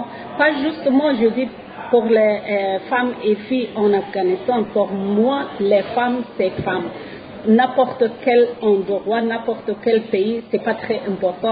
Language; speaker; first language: French; non-native, learner; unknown